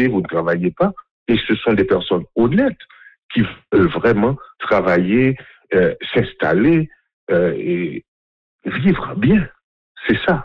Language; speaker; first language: French; non-native, local second language; Haitian Creole